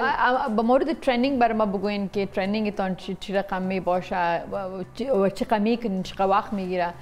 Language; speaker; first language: Persian; non-native, fluent; Pashto